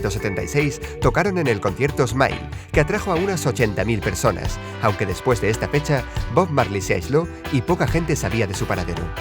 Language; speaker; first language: Spanish; native; Spanish